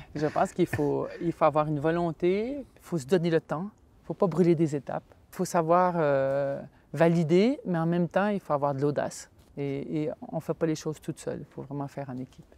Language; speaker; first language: French; native; French